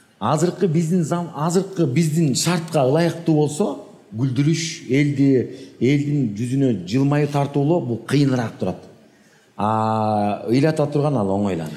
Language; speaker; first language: Kyrgyz; native; Kyrgyz